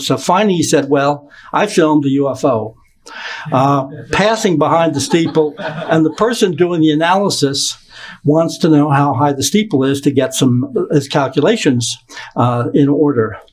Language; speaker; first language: English; native; English